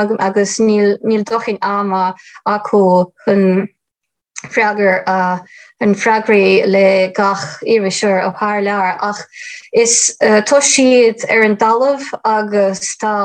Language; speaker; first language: Irish; non-native, fluent; Ukrainian